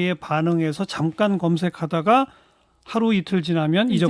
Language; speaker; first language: Korean; native; Korean